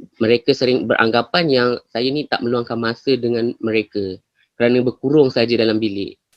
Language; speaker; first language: Malay; native; Malay